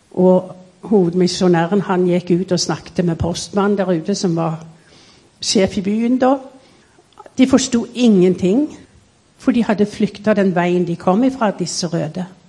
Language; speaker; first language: Norwegian; native; Norwegian